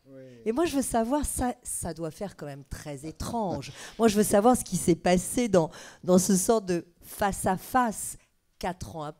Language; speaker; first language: French; native; French